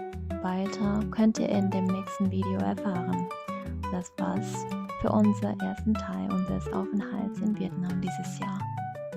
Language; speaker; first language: German; non-native, fluent; Vietnamese